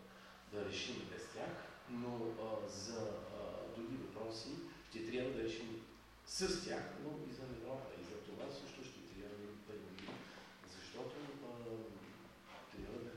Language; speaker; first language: Bulgarian; non-native, fluent; French